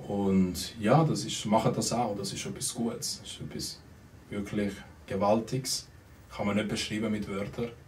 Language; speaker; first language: German; early bilingual, other home language; Spanish